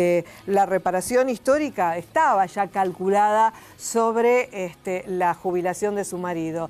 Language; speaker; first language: Spanish; native; Spanish